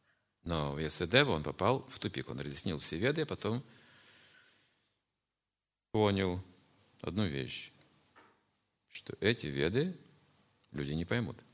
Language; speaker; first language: Russian; native; Russian